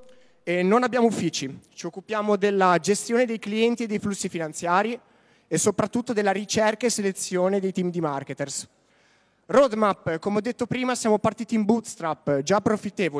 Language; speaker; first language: Italian; native; Italian